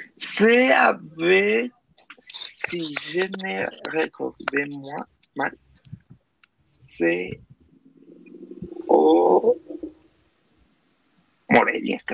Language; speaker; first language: French; non-native, learner; Spanish